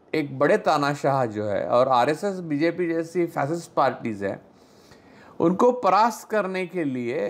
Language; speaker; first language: Hindi; non-native, local second language; Marathi